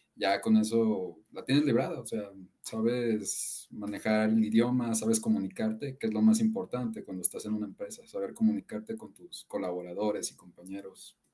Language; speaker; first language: Spanish; native; Spanish